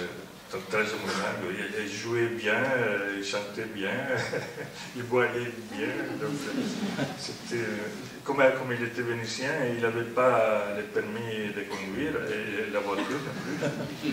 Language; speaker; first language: French; non-native, fluent; Italian